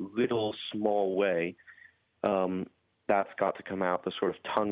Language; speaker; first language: English; native; English